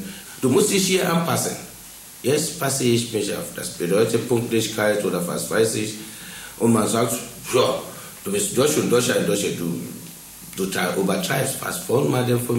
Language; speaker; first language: German; non-native, fluent; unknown